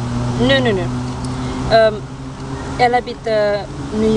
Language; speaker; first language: French; non-native, learner; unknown